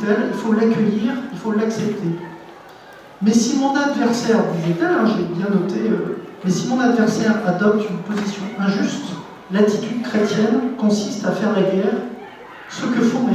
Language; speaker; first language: French; native; French